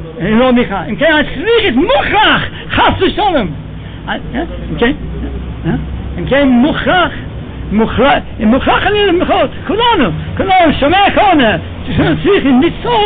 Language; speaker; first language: Hebrew; non-native, fluent; English